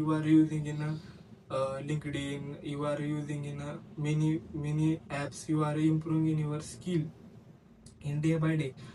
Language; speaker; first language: English; non-native, learner; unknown